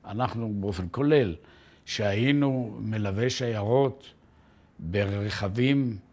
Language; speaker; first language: Hebrew; native; Hebrew